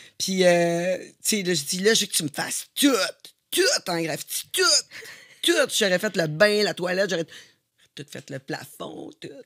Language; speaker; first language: French; native; French